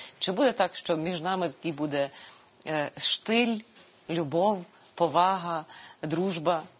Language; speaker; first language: Ukrainian; native; Ukrainian